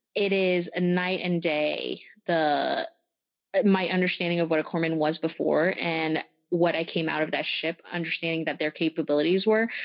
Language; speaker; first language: English; early bilingual, other home language; French